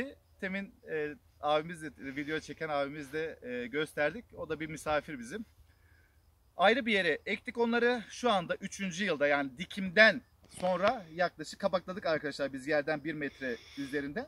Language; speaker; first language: Turkish; native; Turkish